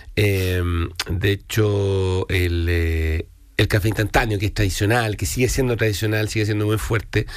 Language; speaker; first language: Spanish; native; Spanish